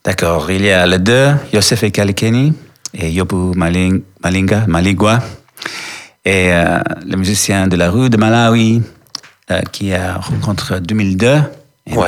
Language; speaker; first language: French; non-native, learner; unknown